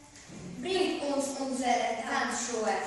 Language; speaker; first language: German; non-native, learner; Polish